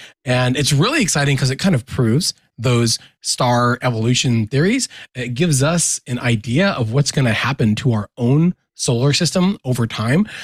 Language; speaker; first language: English; native; English